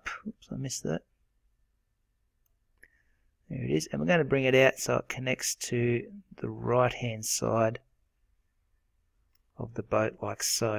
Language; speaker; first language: English; native; English